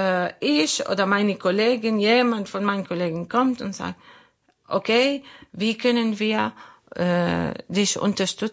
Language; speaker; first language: German; non-native, learner; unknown